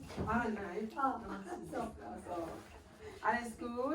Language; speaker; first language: German; non-native, learner; Thai